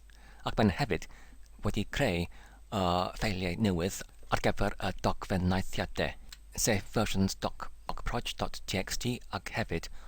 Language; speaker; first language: Welsh; non-native, learner; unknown